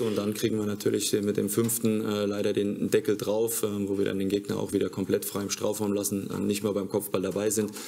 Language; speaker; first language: German; native; German